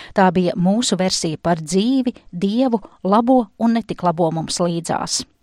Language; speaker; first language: Latvian; native; Latvian